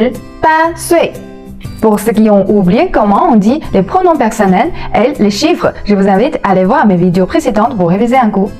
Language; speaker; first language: French; non-native, fluent; Chinese